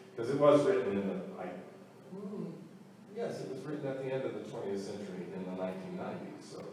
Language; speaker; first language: English; native; English